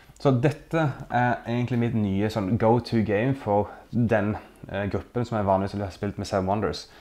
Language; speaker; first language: Norwegian; native; Norwegian